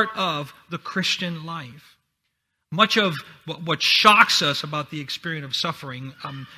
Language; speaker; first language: English; non-native, fluent; Spanish